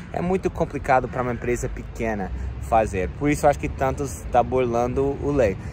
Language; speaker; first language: Portuguese; non-native, fluent; English